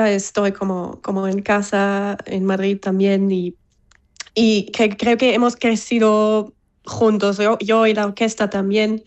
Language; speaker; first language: Spanish; non-native, fluent; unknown